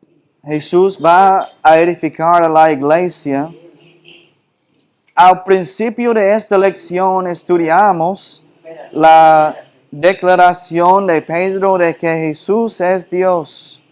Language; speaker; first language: Spanish; non-native, fluent; English